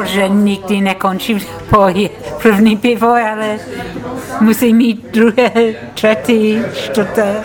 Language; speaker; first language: Czech; non-native, learner; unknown